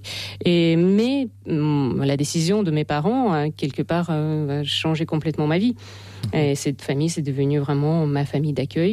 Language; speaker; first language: French; non-native, fluent; Russian